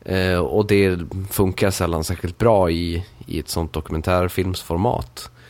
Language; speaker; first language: Swedish; native; Swedish